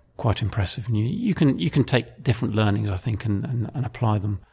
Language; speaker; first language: English; native; English